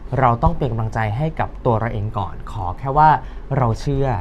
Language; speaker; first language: Thai; native; Thai